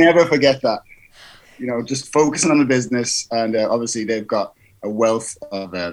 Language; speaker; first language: English; native; English